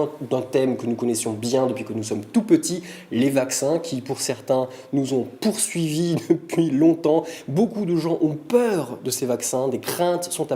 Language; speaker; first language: French; native; French